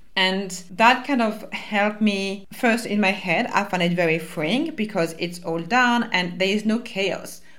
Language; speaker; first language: English; non-native, fluent; French